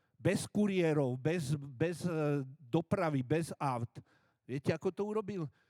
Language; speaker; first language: Slovak; native; Slovak